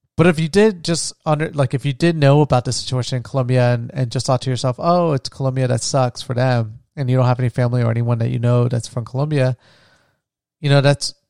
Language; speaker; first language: English; early bilingual, other home language; Spanish